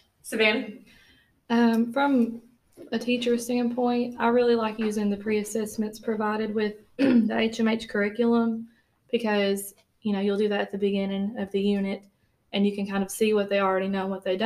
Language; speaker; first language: English; native; English